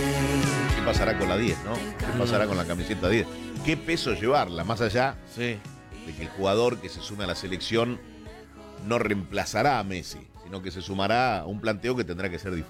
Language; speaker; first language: Spanish; native; Spanish